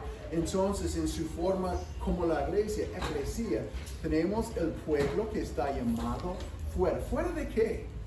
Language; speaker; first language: Spanish; non-native, fluent; English